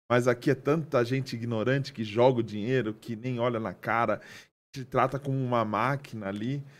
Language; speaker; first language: Portuguese; native; Portuguese